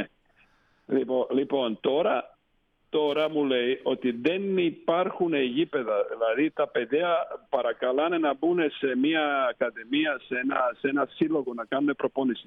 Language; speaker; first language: Greek; non-native, fluent; Slovenian